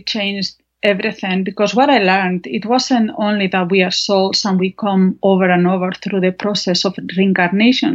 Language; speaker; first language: English; non-native, fluent; Spanish